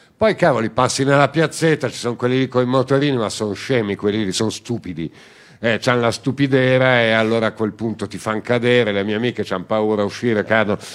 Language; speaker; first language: Italian; native; Italian